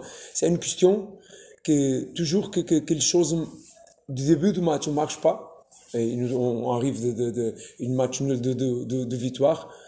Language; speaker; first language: French; non-native, fluent; Portuguese